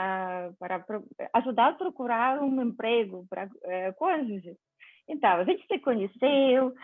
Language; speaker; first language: Portuguese; non-native, fluent; Ukrainian